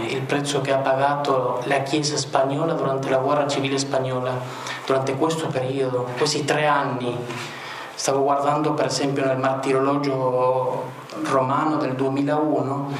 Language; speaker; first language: Italian; non-native, fluent; Spanish